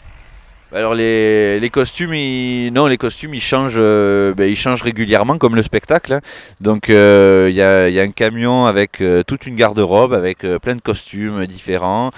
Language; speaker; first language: French; native; French